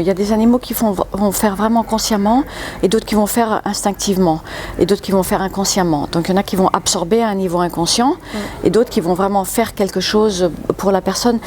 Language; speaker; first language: French; early bilingual, other home language; English